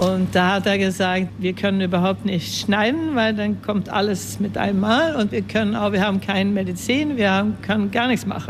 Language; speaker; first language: German; early bilingual, heritage; Swedish